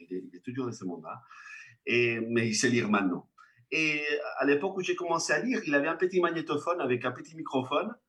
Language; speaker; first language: French; non-native, fluent; Spanish